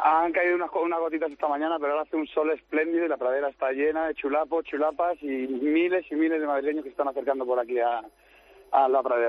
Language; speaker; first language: Spanish; native; Spanish